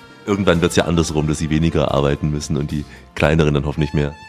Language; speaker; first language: German; native; German